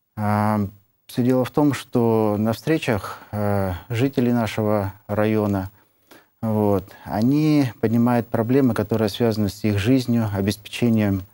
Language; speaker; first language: Russian; native; Russian